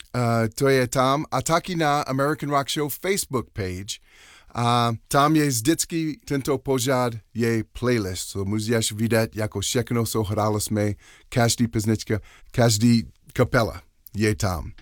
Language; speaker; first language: Czech; non-native, learner; English